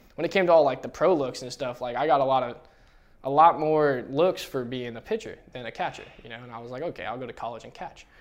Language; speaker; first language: English; native; English